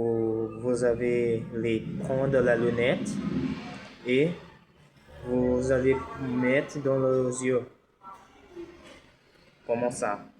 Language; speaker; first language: French; non-native, learner; Portuguese